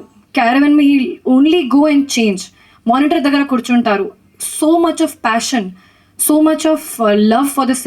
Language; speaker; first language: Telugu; non-native, fluent; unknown